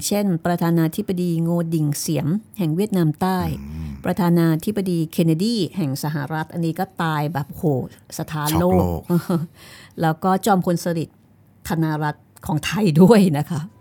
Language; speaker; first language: Thai; native; Thai